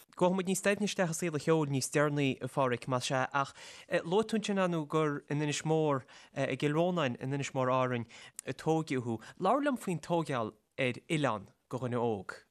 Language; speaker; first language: Irish; native; Irish